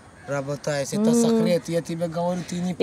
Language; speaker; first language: Russian; non-native, learner; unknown